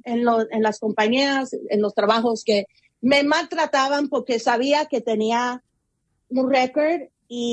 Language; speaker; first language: Spanish; early bilingual, heritage; Spanish